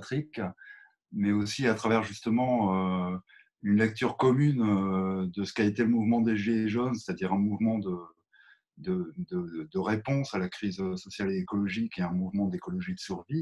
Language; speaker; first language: French; native; French